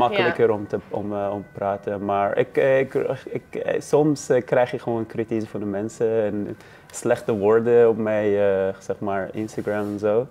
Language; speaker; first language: Dutch; non-native, learner; Persian